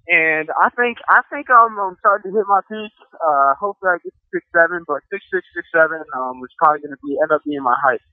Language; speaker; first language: English; native; English